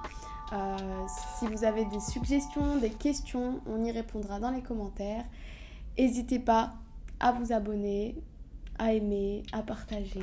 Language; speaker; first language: French; native; French